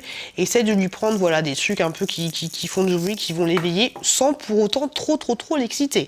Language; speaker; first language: French; native; French